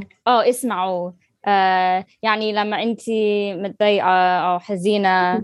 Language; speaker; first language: Arabic; non-native, learner; English